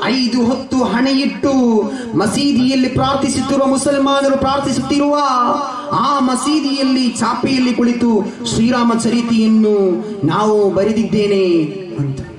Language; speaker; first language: Kannada; non-native, local second language; Malayalam